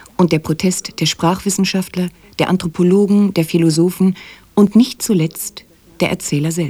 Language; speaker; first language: German; native; German